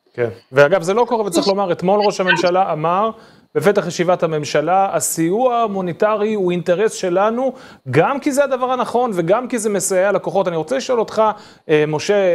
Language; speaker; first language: Hebrew; native; Hebrew